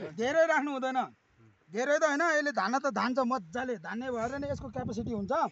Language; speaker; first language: Nepali; non-native, local second language; Sherpa